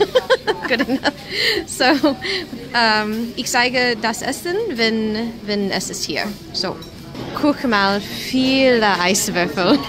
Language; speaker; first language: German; non-native, learner; English